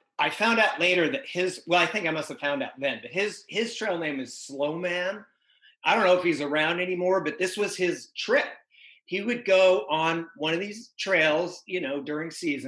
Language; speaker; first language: English; native; English